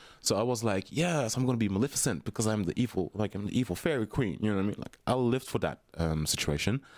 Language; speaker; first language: English; non-native, fluent; Dutch